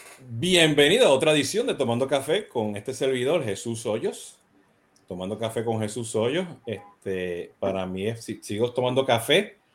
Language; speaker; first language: Spanish; native; Spanish